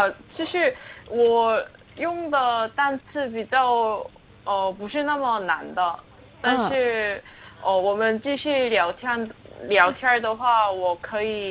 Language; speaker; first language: Chinese; non-native, learner; Korean